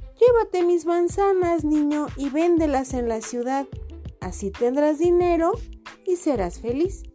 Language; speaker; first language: Spanish; non-native, fluent; Portuguese